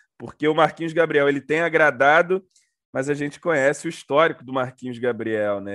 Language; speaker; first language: Portuguese; native; Portuguese